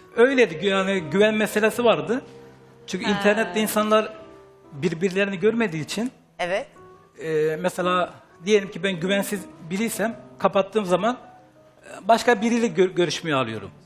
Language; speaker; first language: Turkish; native; Turkish